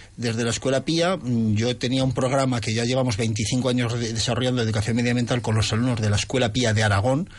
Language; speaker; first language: Spanish; native; Spanish